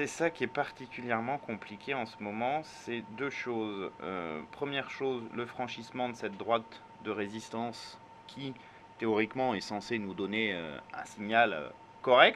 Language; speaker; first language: French; native; French